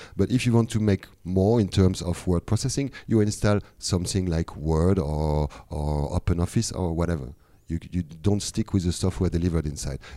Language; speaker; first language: English; non-native, fluent; French